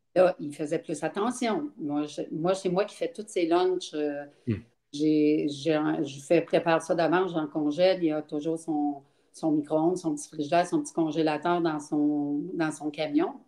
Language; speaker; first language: French; native; French